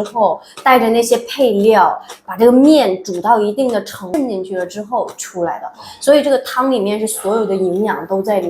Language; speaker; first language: Chinese; native; Chinese